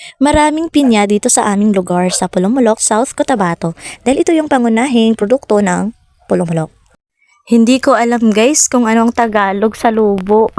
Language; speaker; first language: Filipino; non-native, local second language; Cebuano